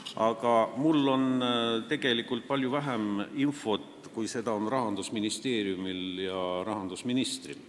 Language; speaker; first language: Estonian; non-native, local second language; Russian